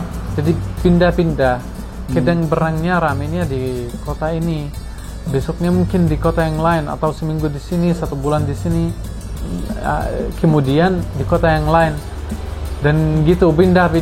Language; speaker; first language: Indonesian; non-native, fluent; Arabic